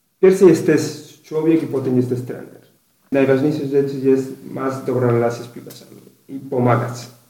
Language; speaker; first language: Polish; non-native, learner; Spanish